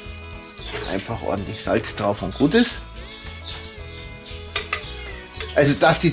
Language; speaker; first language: German; native; German